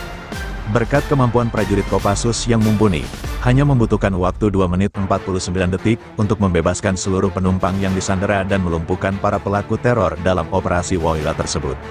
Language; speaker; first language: Indonesian; native; Indonesian